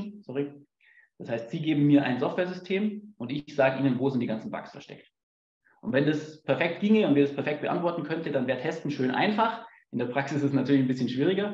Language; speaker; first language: German; native; German